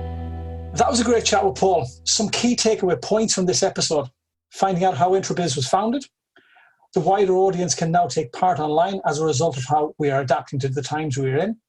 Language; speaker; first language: English; native; English